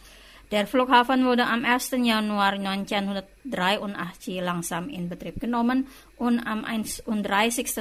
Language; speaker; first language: German; non-native, fluent; Indonesian